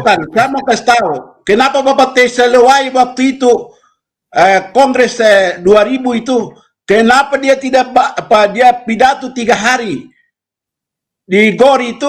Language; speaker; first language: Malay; non-native, local second language; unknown